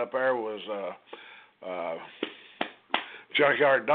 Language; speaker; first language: English; native; English